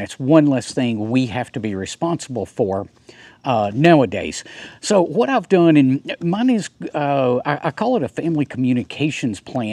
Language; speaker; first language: English; native; English